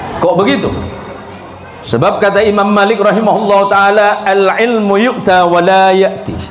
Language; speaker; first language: Indonesian; non-native, local second language; Madurese